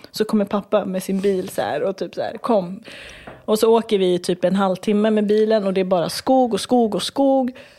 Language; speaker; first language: Swedish; early bilingual, other home language; Kurdish